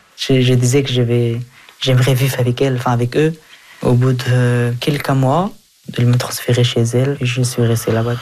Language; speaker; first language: French; early bilingual, other home language; Persian